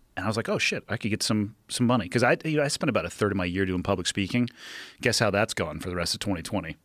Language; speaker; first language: English; native; English